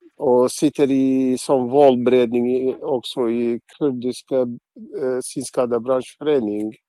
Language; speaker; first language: Swedish; non-native, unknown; Arabic